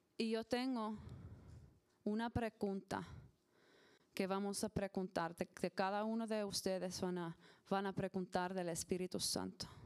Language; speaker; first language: Spanish; non-native, learner; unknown